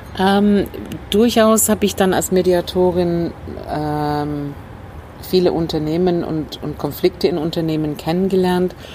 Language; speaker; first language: German; non-native, fluent; English